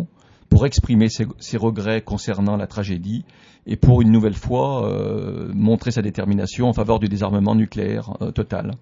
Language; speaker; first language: French; native; French